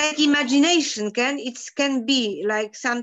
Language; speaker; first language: English; non-native, learner; Polish